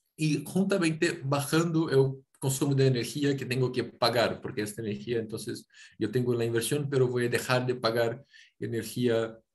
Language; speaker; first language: Spanish; non-native, fluent; Portuguese